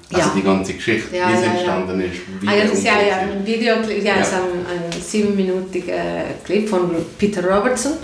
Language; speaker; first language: German; non-native, learner; Spanish